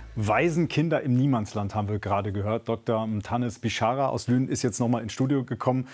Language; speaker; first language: German; native; German